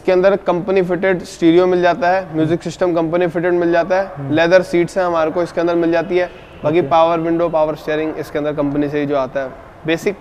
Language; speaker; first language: Hindi; native; Hindi